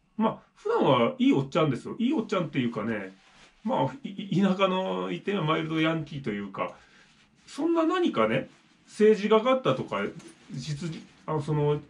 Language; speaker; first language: Japanese; native; Japanese